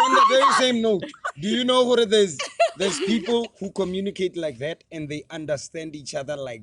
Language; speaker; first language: English; non-native, local second language; Tswana